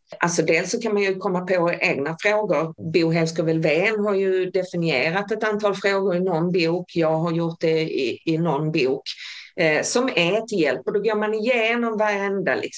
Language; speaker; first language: Swedish; native; Swedish